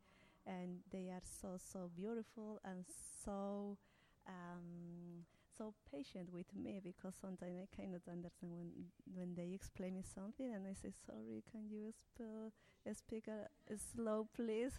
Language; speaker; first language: English; non-native, learner; Spanish